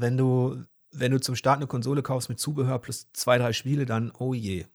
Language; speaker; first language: German; native; German